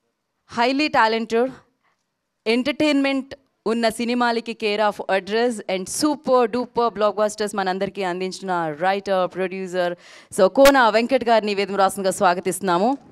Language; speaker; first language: Telugu; native; Telugu